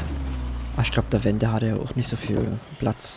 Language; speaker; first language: German; native; German